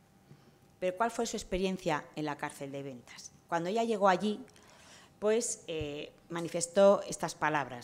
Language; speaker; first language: Spanish; native; Spanish